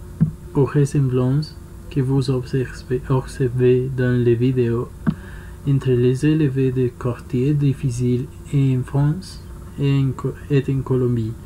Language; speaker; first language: French; non-native, learner; Spanish